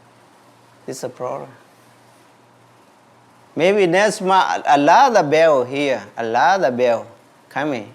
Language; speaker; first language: English; non-native, learner; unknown